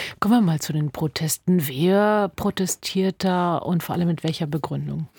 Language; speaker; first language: German; native; German